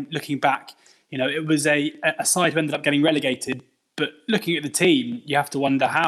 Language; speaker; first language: English; native; English